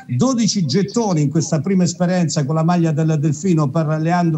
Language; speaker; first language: Italian; native; Italian